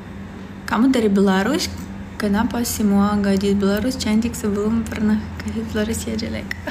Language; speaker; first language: Indonesian; non-native, learner; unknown